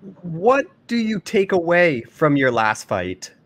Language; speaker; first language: English; native; English